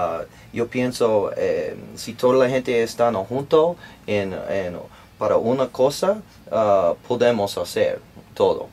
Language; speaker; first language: Spanish; non-native, learner; English